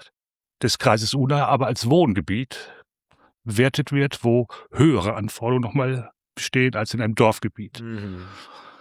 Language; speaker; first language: German; native; German